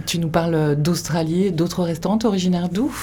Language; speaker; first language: French; native; French